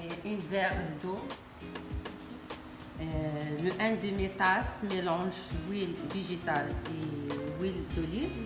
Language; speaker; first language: French; non-native, learner; Arabic